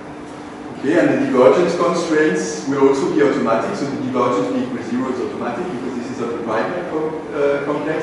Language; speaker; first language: English; non-native, fluent; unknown